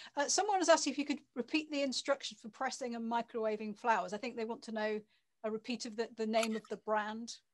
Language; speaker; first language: English; native; English